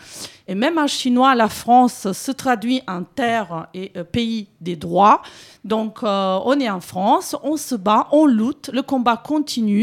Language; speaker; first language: French; native; French